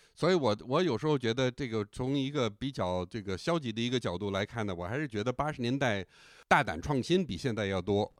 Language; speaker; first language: Chinese; non-native, fluent; English